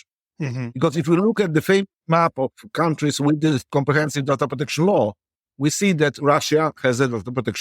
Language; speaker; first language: English; non-native, fluent; Polish